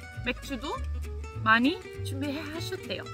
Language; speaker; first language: Korean; non-native, fluent; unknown